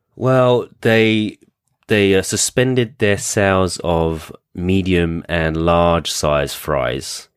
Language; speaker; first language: English; native; English